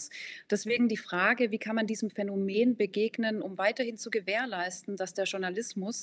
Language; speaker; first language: German; native; German